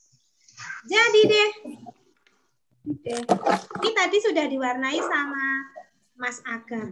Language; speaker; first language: Indonesian; native; Indonesian